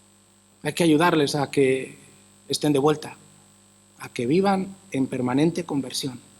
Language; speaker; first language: Spanish; native; Spanish